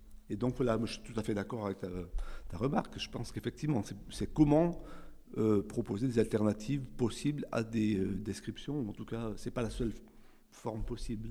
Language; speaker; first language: French; native; French